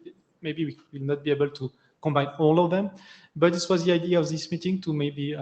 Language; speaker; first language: English; non-native, fluent; French